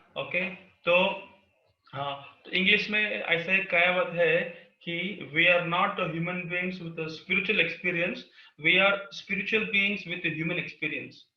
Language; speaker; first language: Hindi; non-native, local second language; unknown